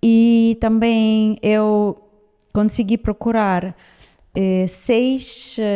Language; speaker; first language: Portuguese; non-native, fluent; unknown